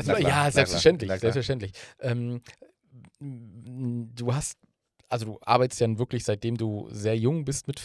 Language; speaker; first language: German; native; German